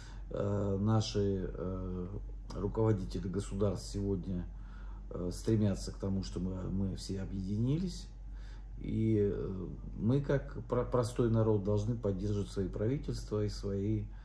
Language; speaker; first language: Russian; native; Russian